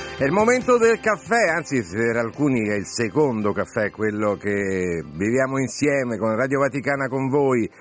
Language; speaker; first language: Italian; native; Italian